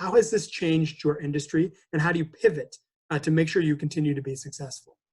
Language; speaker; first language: English; native; English